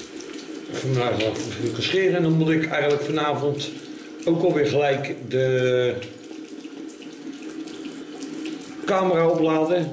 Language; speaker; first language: Dutch; native; Dutch